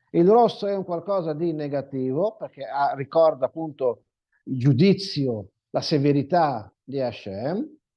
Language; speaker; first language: Italian; non-native, fluent; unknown